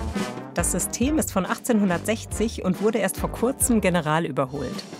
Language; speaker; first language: German; native; German